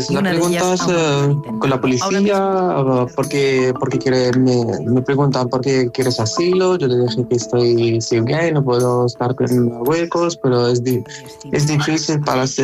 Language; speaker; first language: Spanish; non-native, learner; Arabic